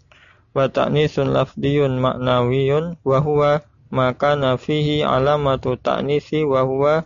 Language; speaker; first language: Arabic; non-native, learner; Indonesian